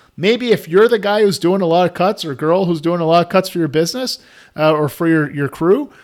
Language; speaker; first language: English; native; English